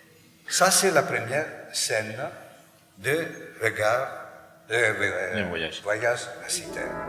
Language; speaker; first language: French; non-native, fluent; Greek